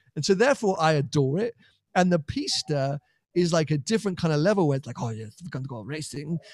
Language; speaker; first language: English; native; English